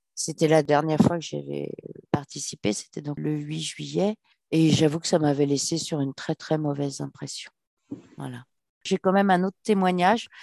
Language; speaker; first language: French; native; French